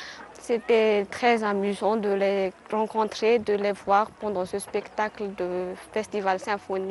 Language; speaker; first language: French; non-native, local second language; Malagasy